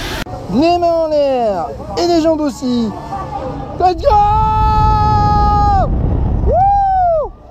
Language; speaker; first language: French; native; French